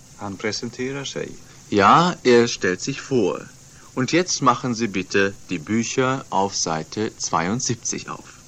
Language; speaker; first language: German; non-native, fluent; Swedish